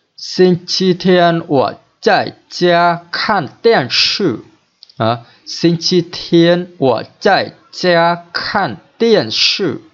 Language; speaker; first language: Chinese; non-native, fluent; Vietnamese